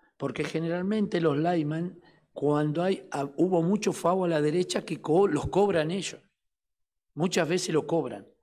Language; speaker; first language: Spanish; native; Spanish